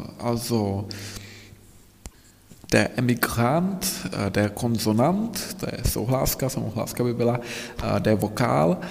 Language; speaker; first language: German; non-native, fluent; Czech